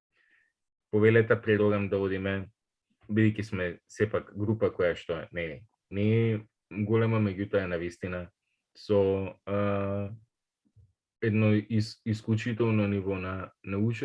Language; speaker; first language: Macedonian; native; Macedonian